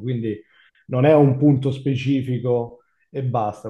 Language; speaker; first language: Italian; native; Italian